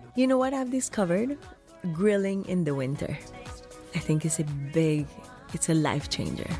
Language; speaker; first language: English; non-native, fluent; Spanish